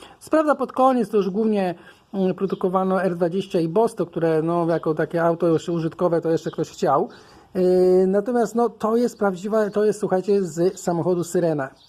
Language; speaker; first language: Polish; native; Polish